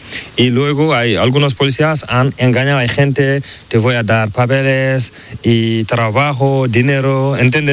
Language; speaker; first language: Spanish; non-native, learner; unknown